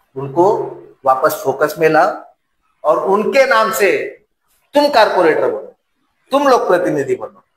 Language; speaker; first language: Hindi; non-native, local second language; Marathi